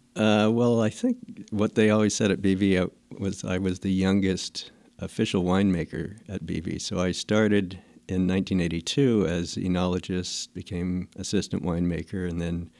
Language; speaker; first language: English; native; English